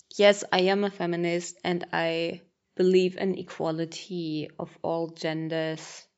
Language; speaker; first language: English; non-native, fluent; German